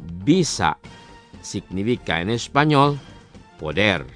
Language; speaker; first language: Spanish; non-native, fluent; Indonesian